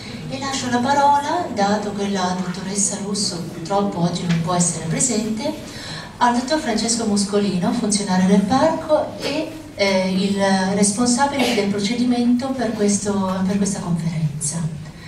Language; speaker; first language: Italian; native; Italian